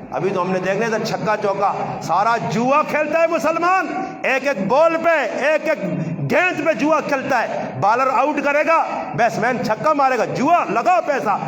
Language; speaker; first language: Urdu; non-native, local second language; Punjabi